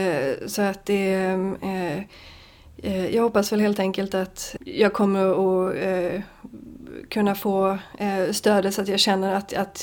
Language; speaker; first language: Swedish; native; Swedish